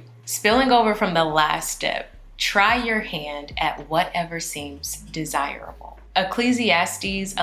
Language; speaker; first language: English; native; English